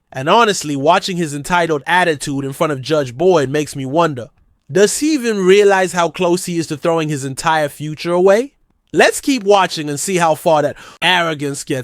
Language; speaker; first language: English; native; English